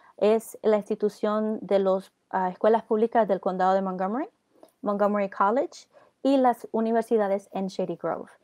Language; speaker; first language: Spanish; early bilingual, heritage; Spanish